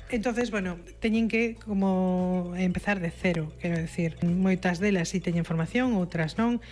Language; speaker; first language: Galician; non-native, local second language; Spanish